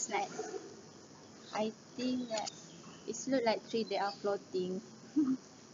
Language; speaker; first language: English; non-native, learner; Malay